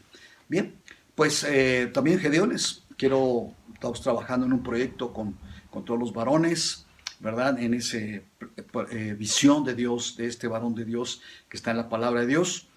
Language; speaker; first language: Spanish; native; Spanish